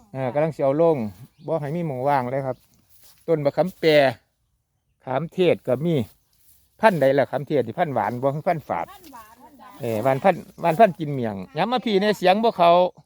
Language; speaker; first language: Thai; native; Thai